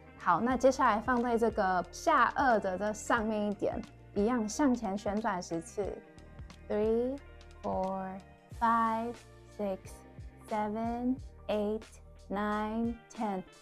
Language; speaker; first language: Chinese; native; Chinese